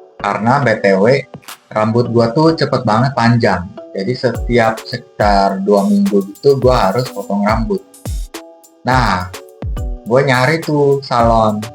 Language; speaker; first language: Indonesian; non-native, fluent; English